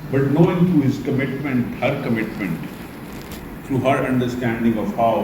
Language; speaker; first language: English; non-native, local second language; Urdu